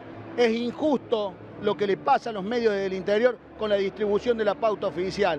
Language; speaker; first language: Spanish; native; Spanish